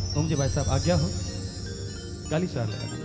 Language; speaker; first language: Hindi; native; Hindi